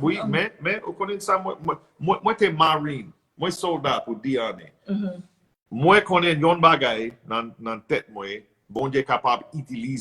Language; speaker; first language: Haitian Creole; non-native, learner; English